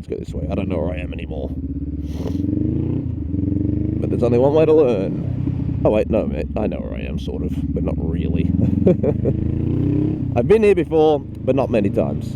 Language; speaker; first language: English; native; English